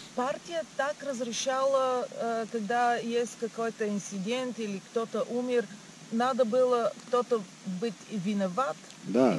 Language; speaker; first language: Russian; non-native, learner; Bulgarian